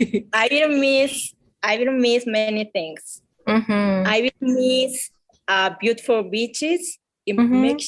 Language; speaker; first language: English; non-native, fluent; Japanese